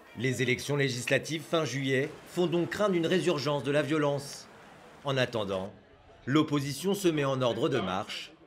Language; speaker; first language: French; native; French